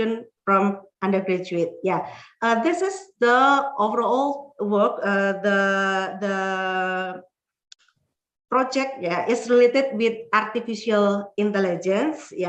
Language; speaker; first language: English; non-native, fluent; Indonesian